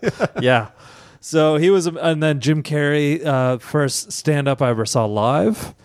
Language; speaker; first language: English; native; English